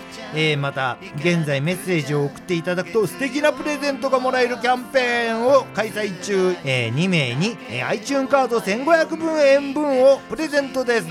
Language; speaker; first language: Japanese; native; Japanese